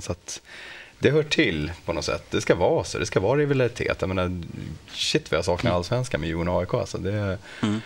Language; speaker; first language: Swedish; native; Swedish